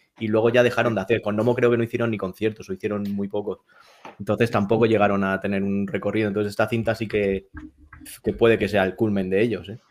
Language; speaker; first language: Spanish; native; Spanish